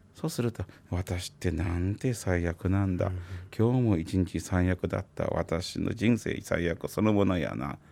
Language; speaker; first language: Japanese; non-native, fluent; Chinese